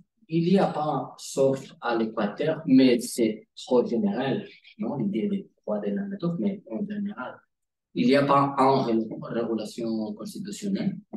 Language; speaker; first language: French; non-native, learner; Spanish